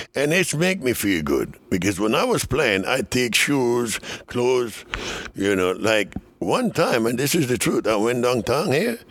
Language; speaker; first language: English; non-native, fluent; Spanish